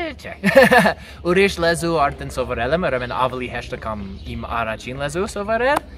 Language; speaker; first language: Armenian; non-native, learner; English